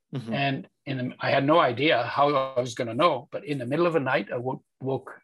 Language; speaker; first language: English; early bilingual, other home language; Polish